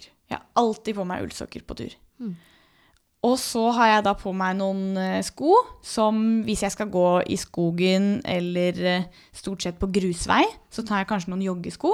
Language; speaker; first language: Norwegian; native; Norwegian